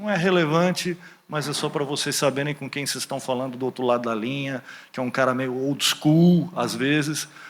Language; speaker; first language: Portuguese; early bilingual, other home language; German